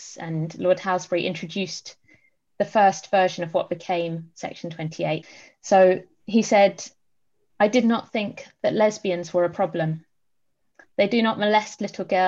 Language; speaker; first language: English; native; English